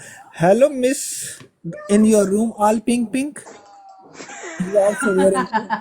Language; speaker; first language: English; non-native, learner; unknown